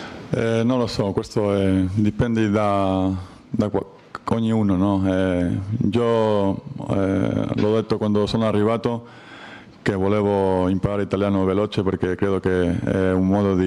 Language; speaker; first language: Italian; non-native, learner; Spanish